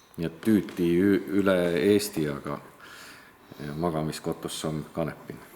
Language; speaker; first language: Estonian; native; Estonian